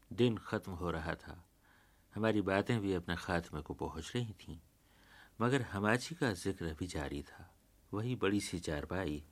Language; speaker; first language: Urdu; native; Urdu